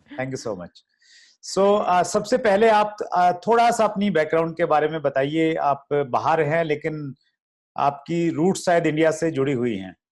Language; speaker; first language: Hindi; native; Hindi